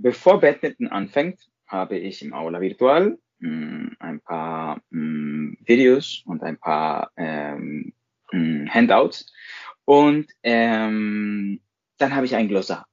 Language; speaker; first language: German; non-native, fluent; Spanish